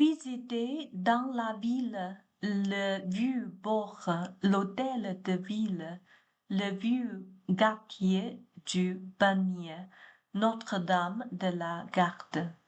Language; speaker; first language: French; non-native, learner; Chinese